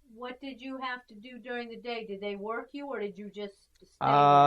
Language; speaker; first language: English; native; English